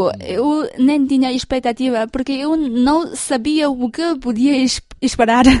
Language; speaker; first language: Portuguese; non-native, fluent; Chinese